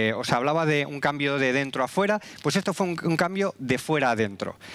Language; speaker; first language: Spanish; native; Spanish